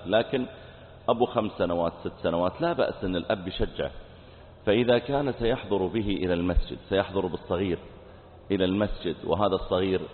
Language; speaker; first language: Arabic; native; Arabic